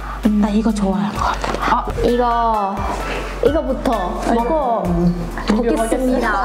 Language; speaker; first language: Korean; non-native, fluent; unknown